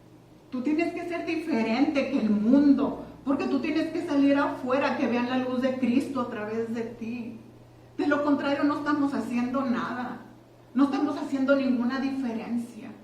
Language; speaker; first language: Spanish; native; Spanish